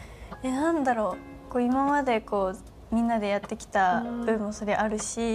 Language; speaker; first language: Japanese; native; Japanese